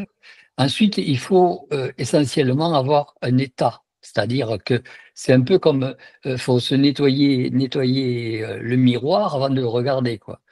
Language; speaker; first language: French; native; French